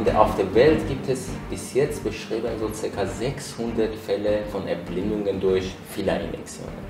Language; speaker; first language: German; non-native, fluent; Persian